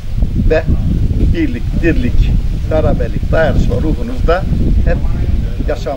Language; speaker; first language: Turkish; native; Turkish